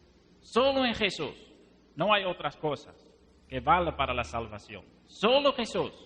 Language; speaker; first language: Spanish; non-native, fluent; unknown